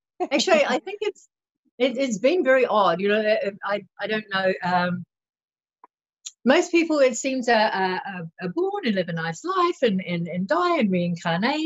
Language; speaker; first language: English; native; English